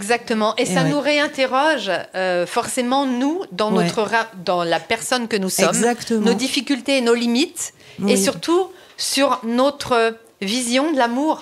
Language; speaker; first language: French; native; French